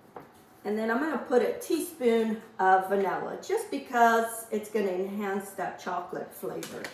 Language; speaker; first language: English; non-native, fluent; Portuguese